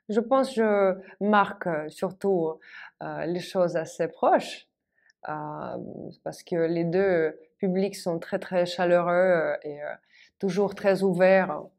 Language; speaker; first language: French; non-native, fluent; Russian